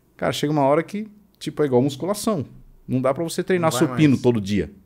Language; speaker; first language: Portuguese; native; Portuguese